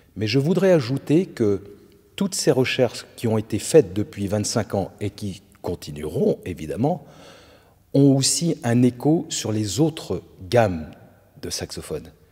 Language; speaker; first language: French; native; French